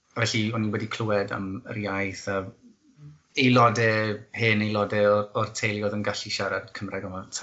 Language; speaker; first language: Welsh; non-native, fluent; English